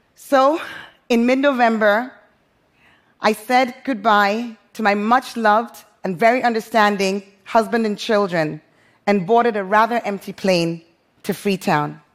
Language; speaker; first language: English; non-native, local second language; Krio